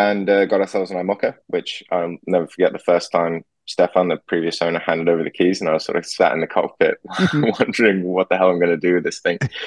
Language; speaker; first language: English; native; English